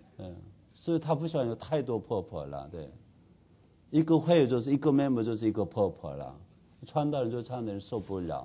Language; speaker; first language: Chinese; non-native, fluent; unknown